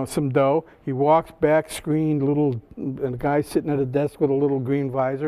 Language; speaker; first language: English; native; English